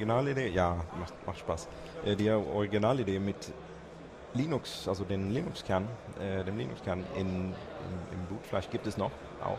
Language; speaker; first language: German; non-native, fluent; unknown